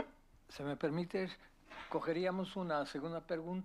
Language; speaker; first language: Spanish; non-native, fluent; Portuguese